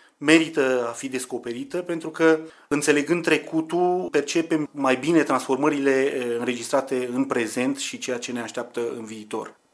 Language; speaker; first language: Romanian; native; Romanian